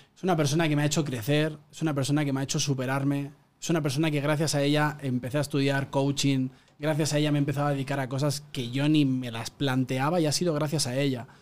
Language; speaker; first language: Spanish; native; Spanish